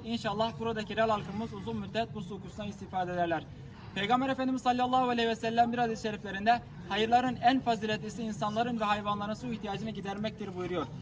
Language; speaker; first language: Turkish; native; Turkish